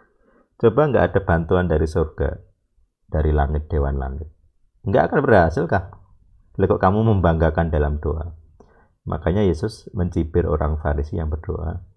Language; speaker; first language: Indonesian; native; Indonesian